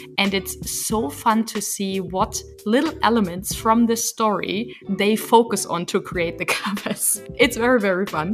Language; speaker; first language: English; non-native, fluent; German